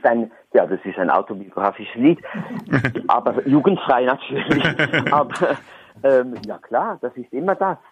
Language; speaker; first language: German; native; German